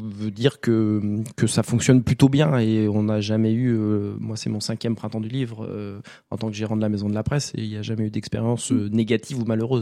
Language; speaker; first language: French; native; French